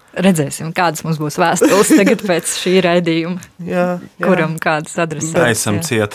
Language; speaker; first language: Latvian; native; Latvian